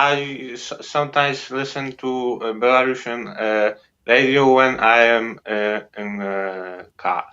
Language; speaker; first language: English; non-native, fluent; Polish